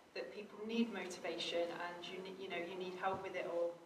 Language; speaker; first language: English; native; English